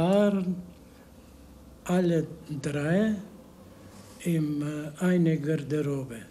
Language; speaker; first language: German; non-native, learner; Bulgarian